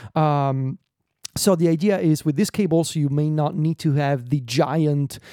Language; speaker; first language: English; non-native, fluent; Italian